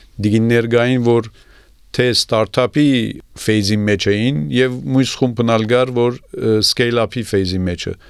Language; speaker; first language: Armenian; early bilingual, heritage; Armenian